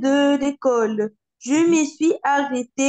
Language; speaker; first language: French; non-native, learner; Arabic